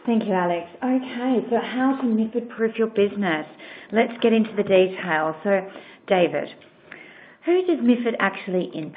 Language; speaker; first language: English; native; English